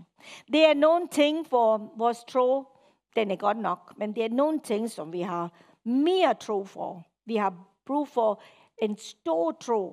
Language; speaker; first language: Danish; non-native, fluent; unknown